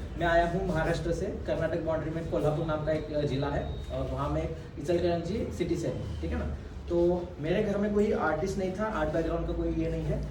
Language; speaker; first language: Hindi; non-native, local second language; Marathi